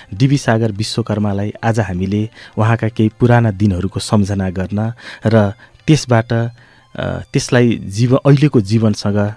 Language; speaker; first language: Nepali; native; Nepali